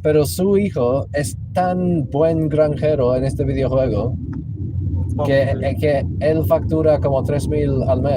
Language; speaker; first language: Spanish; non-native, local second language; English